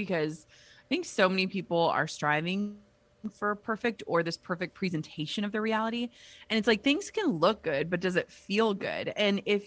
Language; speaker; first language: English; native; English